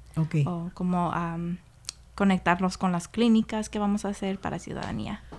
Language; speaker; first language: Spanish; early bilingual, heritage; Spanish